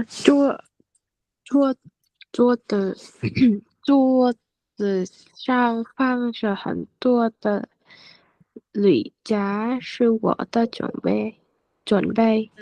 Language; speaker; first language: Chinese; non-native, learner; Vietnamese